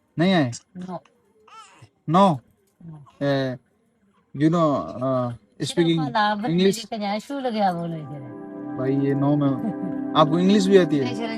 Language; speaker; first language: Hindi; native; Hindi